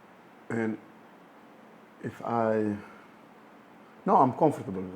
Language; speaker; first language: English; non-native, fluent; Dutch